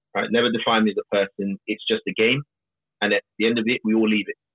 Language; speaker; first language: English; native; English